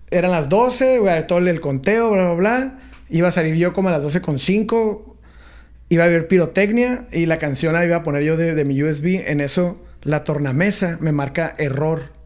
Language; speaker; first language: Spanish; native; Spanish